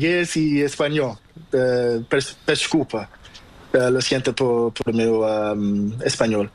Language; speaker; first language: Spanish; non-native, learner; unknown